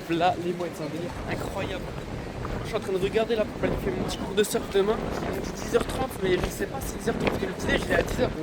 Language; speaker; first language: French; native; French